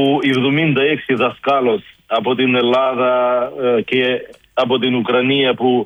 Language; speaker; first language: Greek; non-native, learner; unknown